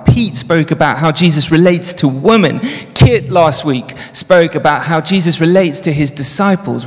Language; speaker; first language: English; native; English